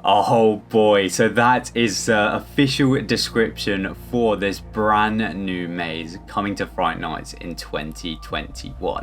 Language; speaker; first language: English; native; English